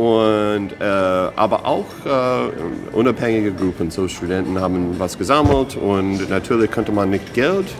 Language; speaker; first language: German; non-native, fluent; English